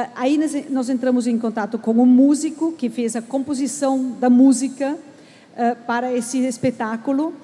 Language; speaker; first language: Portuguese; non-native, fluent; German